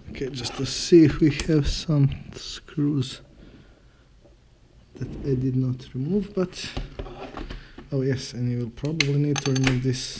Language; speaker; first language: English; non-native, fluent; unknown